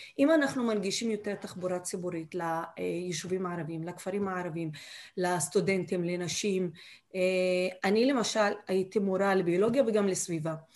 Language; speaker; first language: Hebrew; non-native, local second language; Arabic